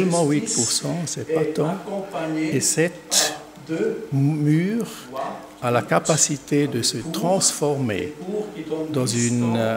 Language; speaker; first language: French; non-native, learner; German